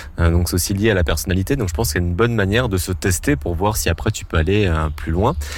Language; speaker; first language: French; native; French